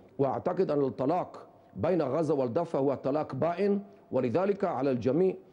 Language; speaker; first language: Arabic; non-native, fluent; Hebrew